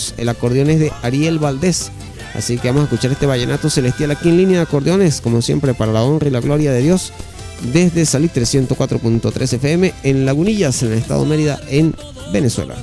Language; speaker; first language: Spanish; native; Spanish